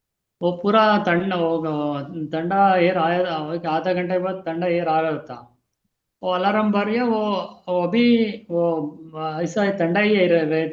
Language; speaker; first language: Hindi; non-native, local second language; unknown